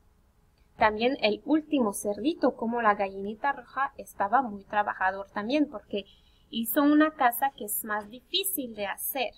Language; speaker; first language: Spanish; non-native, fluent; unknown